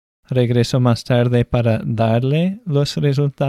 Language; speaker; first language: Spanish; non-native, fluent; English